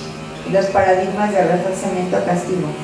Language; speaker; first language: Spanish; native; Spanish